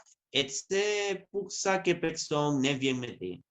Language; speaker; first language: French; non-native, learner; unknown